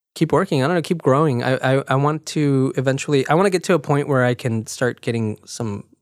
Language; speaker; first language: English; early bilingual, other home language; Spanish